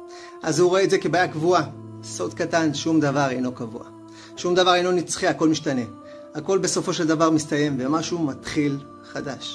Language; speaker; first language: Hebrew; native; Hebrew